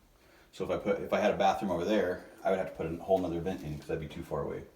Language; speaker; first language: English; native; English